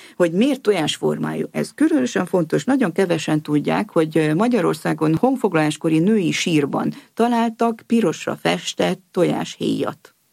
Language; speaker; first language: Hungarian; native; Hungarian